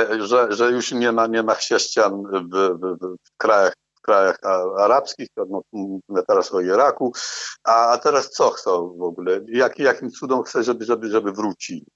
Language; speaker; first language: Polish; non-native, fluent; Arabic